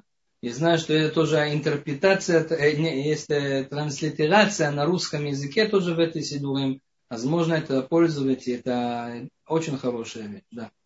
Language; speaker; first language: Russian; non-native, fluent; Hebrew